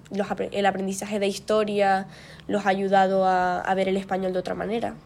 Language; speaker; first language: Spanish; native; Spanish